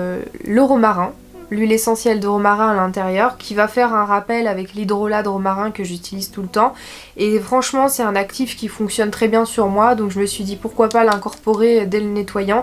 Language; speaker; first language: French; native; French